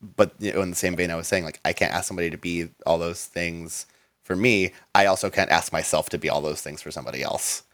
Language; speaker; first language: English; native; English